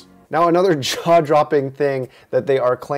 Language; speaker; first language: English; native; English